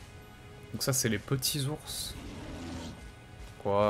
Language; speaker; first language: French; native; French